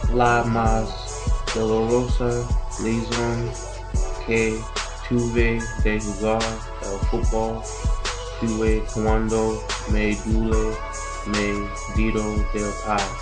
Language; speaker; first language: Spanish; non-native, learner; English